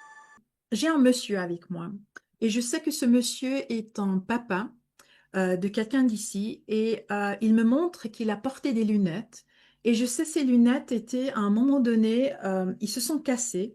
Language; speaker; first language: French; non-native, fluent; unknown